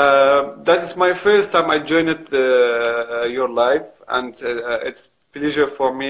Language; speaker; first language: English; non-native, learner; Kurdish